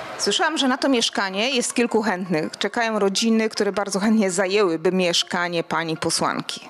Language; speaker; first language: Polish; native; Polish